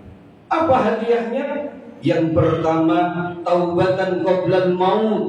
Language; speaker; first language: Indonesian; native; Indonesian